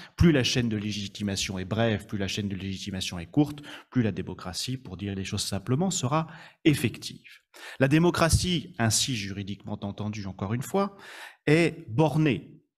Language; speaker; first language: French; native; French